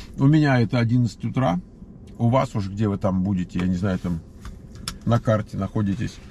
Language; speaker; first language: Russian; native; Russian